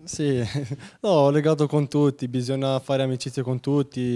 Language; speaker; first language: Italian; non-native, fluent; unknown